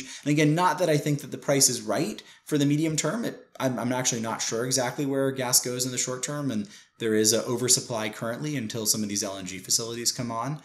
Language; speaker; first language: English; native; English